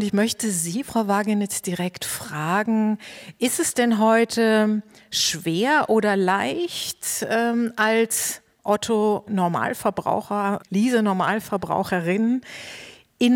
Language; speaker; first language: German; native; German